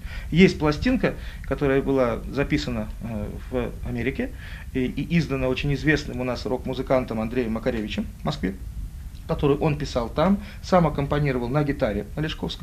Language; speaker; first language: Russian; native; Russian